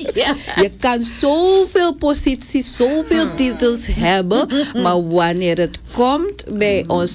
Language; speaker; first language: Dutch; non-native, local second language; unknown